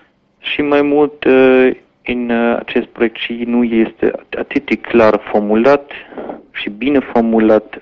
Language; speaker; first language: Romanian; non-native, fluent; German